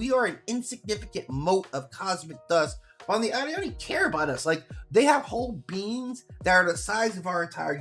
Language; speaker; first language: English; native; English